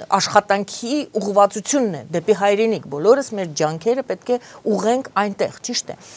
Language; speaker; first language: Armenian; native; Armenian